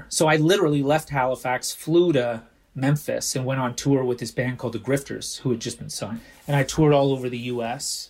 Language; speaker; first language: English; native; English